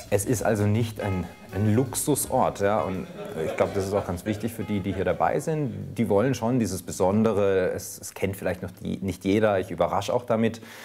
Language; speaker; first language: German; native; German